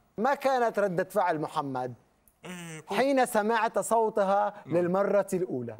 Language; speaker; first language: Arabic; native; Arabic